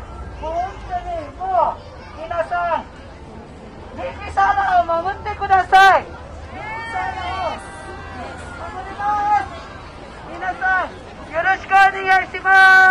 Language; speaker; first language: Japanese; non-native, fluent; Filipino